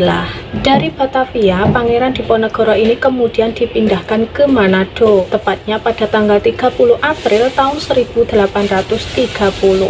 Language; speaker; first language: Indonesian; native; Indonesian